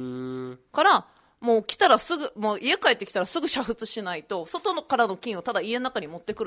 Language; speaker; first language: Japanese; native; Japanese